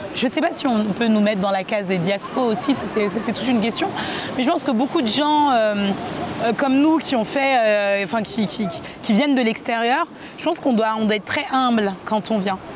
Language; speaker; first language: French; native; French